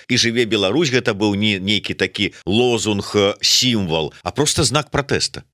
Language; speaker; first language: Belarusian; native; Belarusian